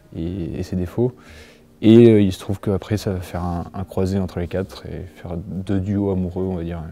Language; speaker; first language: French; native; French